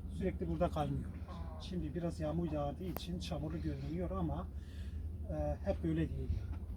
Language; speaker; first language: Turkish; non-native, local second language; Kurdish